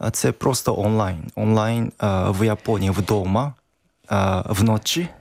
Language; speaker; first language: Ukrainian; non-native, learner; Japanese